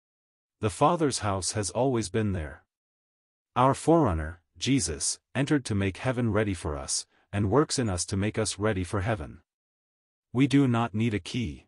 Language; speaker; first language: English; native; English